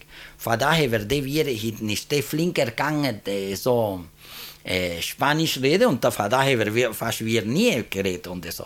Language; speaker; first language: German; early bilingual, heritage; German